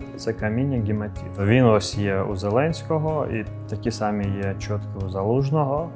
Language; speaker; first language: Ukrainian; non-native, local second language; Crimean Tatar